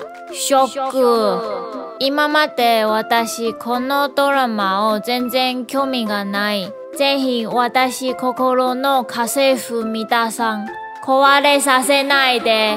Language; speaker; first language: Japanese; non-native, learner; Chinese